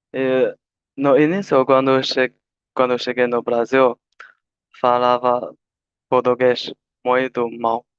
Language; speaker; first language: Portuguese; non-native, learner; Chinese